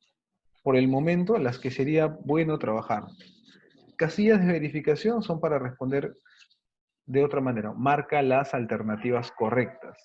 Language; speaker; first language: Spanish; native; Spanish